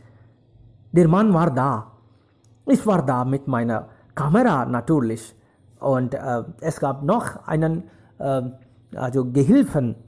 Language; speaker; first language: German; non-native, fluent; Hindi